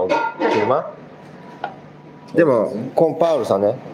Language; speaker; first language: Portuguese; non-native, learner; Japanese